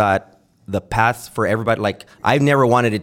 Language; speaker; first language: English; native; English